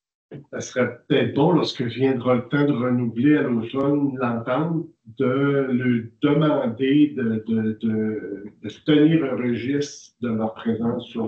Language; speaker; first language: French; native; French